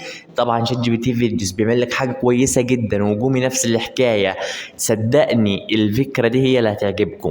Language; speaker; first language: Arabic; native; Arabic